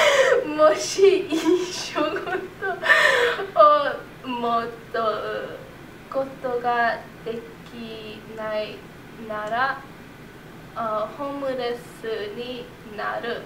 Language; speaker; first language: Japanese; non-native, learner; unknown